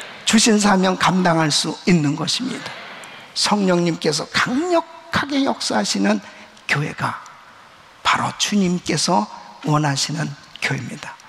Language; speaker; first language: Korean; native; Korean